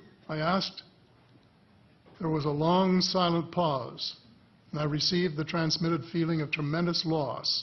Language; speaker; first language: English; native; English